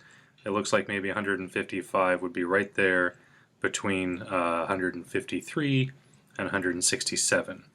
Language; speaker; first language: English; native; English